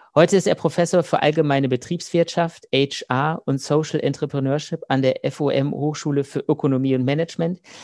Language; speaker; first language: German; native; German